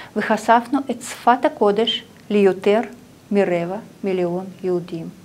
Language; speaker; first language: Hebrew; non-native, fluent; Russian